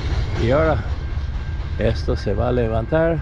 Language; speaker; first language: Spanish; non-native, fluent; English